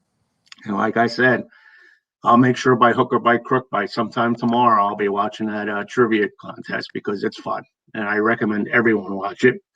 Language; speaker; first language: English; native; English